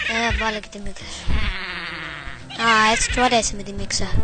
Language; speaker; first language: Greek; native; Greek